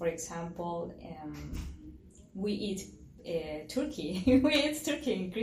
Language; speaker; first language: English; non-native, learner; Spanish